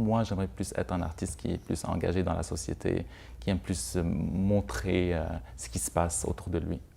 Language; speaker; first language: French; non-native, local second language; Arabic